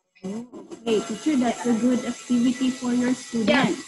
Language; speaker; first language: English; non-native, fluent; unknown